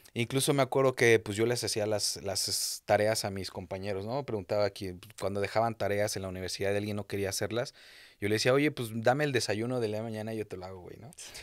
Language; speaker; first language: Spanish; native; Spanish